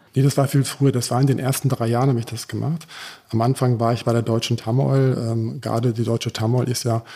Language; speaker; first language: German; early bilingual, heritage; German